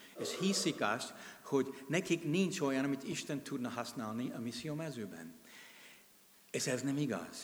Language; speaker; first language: Hungarian; non-native, fluent; English